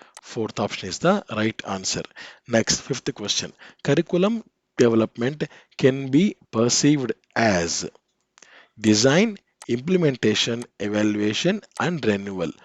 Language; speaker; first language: English; non-native, local second language; Telugu